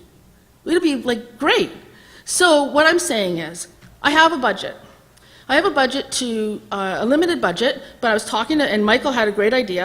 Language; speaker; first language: English; native; English